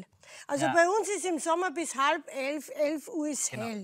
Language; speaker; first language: German; non-native, fluent; Dutch